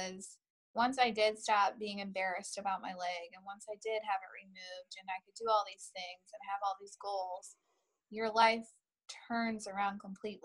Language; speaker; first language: English; native; English